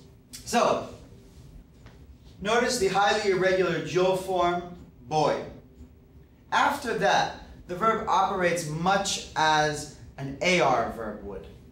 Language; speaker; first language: English; native; English